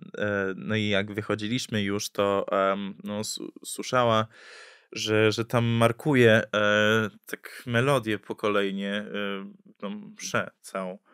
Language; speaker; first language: Polish; early bilingual, heritage; English